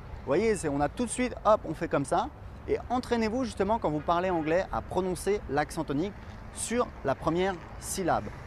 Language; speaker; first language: French; native; French